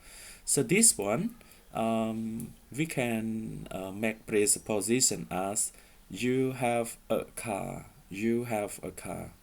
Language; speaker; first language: English; non-native, fluent; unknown